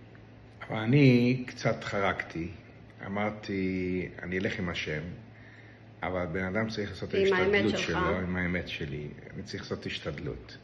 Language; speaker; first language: Hebrew; non-native, local second language; Yiddish